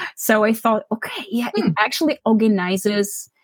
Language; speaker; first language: English; non-native, fluent; Ukrainian